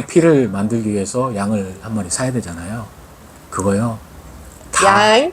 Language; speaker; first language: Korean; native; Korean